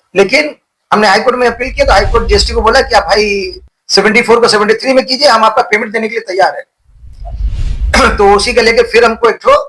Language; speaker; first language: Hindi; non-native, local second language; Bangla